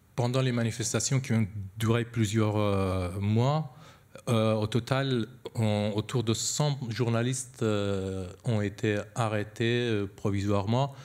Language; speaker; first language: French; non-native, fluent; Persian